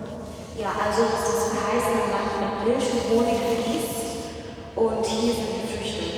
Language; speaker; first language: German; non-native, fluent; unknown